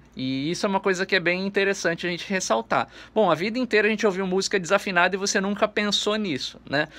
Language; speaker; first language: Portuguese; native; Portuguese